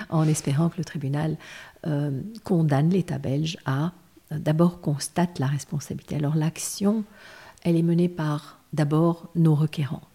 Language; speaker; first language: French; non-native, local second language; Armenian